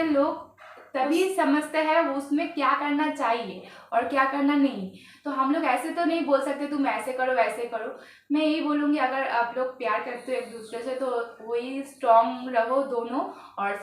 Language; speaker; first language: Hindi; non-native, local second language; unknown